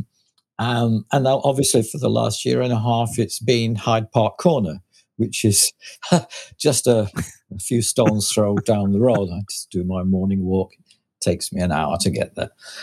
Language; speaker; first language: English; native; English